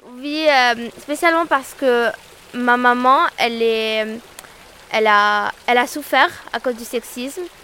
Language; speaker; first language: French; non-native, local second language; Arabic